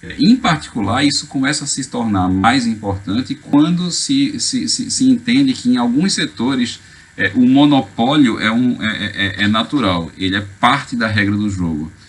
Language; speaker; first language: Portuguese; native; Portuguese